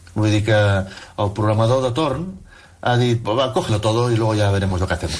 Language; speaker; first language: Spanish; non-native, local second language; Catalan